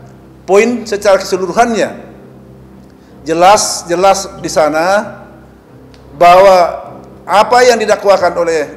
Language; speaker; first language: Indonesian; native; Indonesian